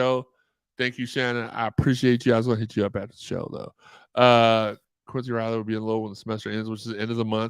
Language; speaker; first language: English; native; English